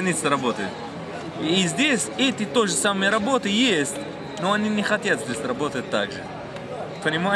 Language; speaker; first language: Russian; non-native, fluent; Arabic